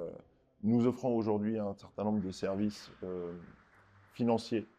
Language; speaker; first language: French; non-native, local second language; Arabic